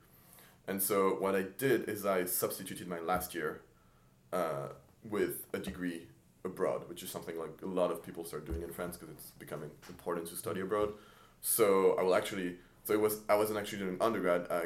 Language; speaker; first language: English; early bilingual, other home language; French